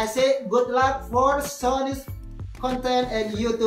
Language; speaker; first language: English; non-native, learner; Indonesian